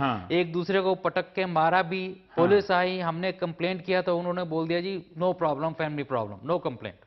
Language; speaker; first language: Hindi; native; Hindi